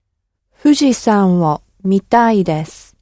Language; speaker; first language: Japanese; non-native, learner; English